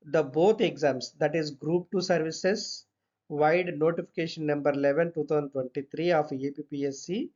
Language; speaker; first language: English; non-native, local second language; Telugu